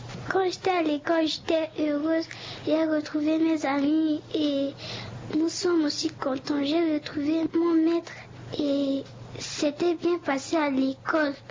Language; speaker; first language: French; non-native, local second language; Sango